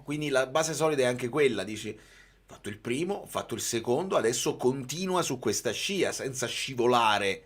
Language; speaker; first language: Italian; native; Italian